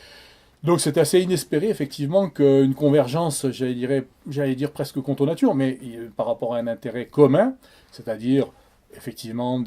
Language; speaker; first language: French; native; French